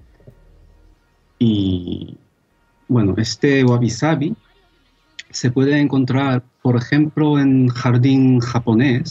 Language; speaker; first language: Spanish; non-native, fluent; Japanese